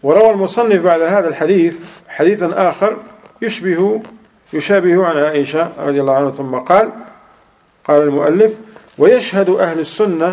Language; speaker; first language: Arabic; non-native, fluent; English